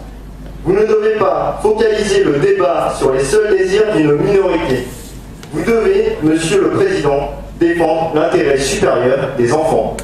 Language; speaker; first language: French; native; French